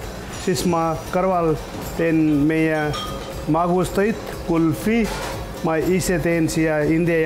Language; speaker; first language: Estonian; non-native, learner; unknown